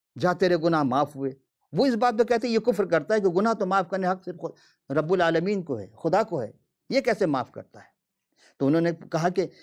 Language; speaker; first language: Urdu; native; Urdu